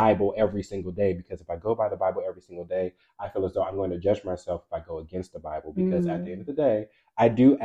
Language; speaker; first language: English; native; English